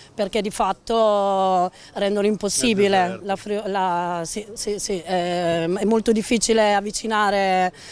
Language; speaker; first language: Italian; native; Italian